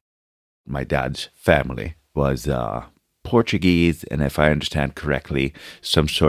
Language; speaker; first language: English; early bilingual, other home language; Portuguese